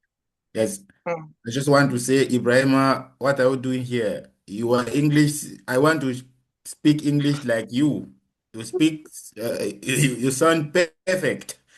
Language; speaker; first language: English; non-native, learner; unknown